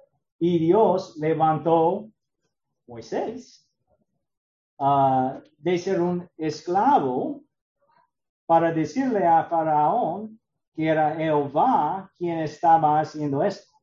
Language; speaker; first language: Spanish; non-native, learner; English